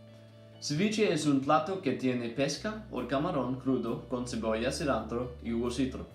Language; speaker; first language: Spanish; non-native, learner; English